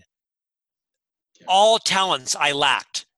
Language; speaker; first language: English; native; English